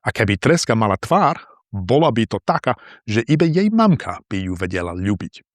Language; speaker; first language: Slovak; non-native, learner; English